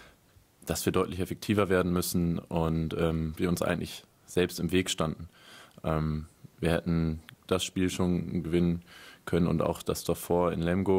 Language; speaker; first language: German; native; German